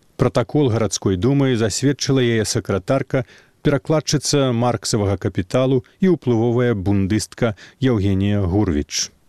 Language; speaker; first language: Belarusian; native; Belarusian